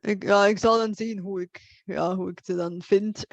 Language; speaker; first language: Dutch; non-native, fluent; Bulgarian